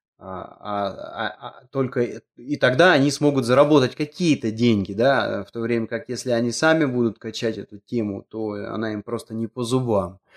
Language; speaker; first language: Russian; native; Russian